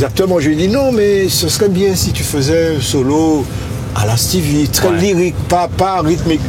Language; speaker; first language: French; native; French